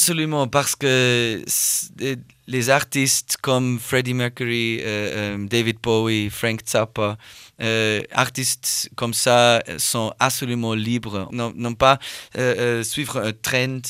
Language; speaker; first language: French; non-native, learner; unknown